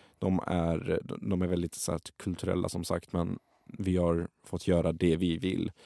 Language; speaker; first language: Swedish; early bilingual, other home language; Arabic